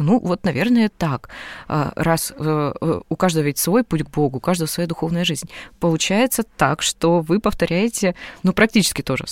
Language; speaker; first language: Russian; native; Russian